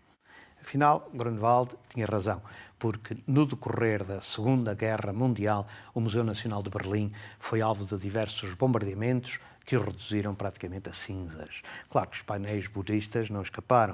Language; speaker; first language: Portuguese; native; Portuguese